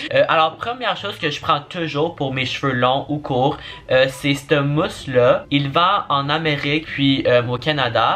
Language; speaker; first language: French; native; French